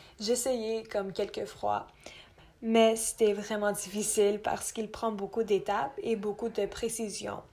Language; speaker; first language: French; non-native, local second language; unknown